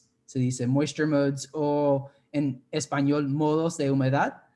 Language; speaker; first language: Spanish; non-native, fluent; English